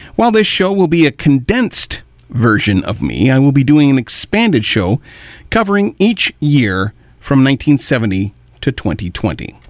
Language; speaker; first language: English; native; English